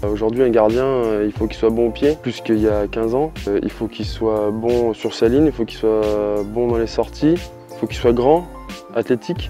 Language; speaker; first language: French; native; French